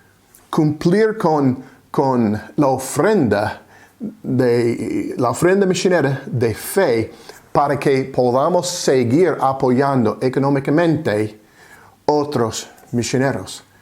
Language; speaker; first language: Spanish; non-native, fluent; English